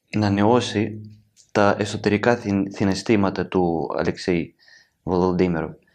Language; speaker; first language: Greek; non-native, learner; Ukrainian